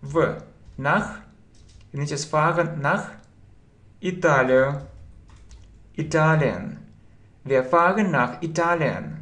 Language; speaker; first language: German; non-native, fluent; Russian